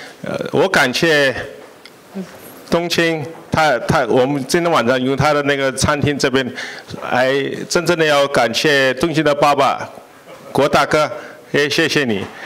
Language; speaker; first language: Chinese; early bilingual, heritage; Chinese